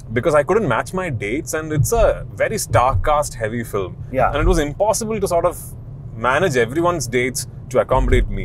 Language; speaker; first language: English; non-native, local second language; Malayalam